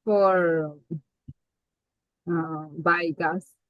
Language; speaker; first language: English; non-native, learner; Spanish